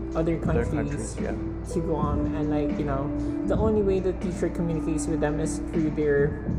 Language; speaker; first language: English; early bilingual, other home language; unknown